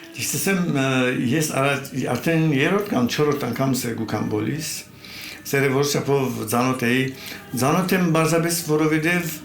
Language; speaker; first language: Armenian; early bilingual, heritage; Armenian